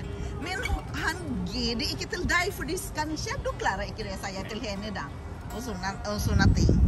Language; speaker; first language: Norwegian; non-native, learner; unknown